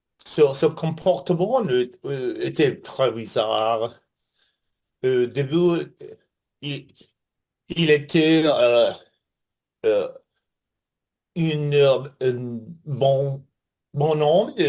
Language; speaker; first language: French; non-native, learner; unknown